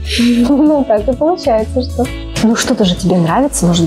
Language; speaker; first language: Russian; native; Russian